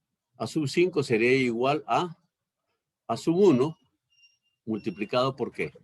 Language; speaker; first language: Spanish; native; Spanish